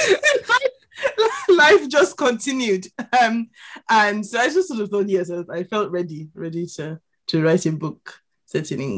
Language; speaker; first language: English; non-native, local second language; Igbo